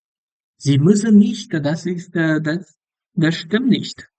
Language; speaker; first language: German; non-native, learner; English